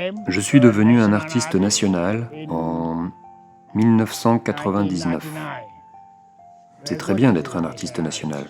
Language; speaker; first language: French; non-native, learner; Thai